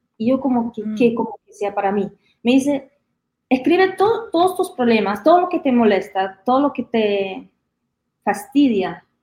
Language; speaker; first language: Spanish; non-native, fluent; German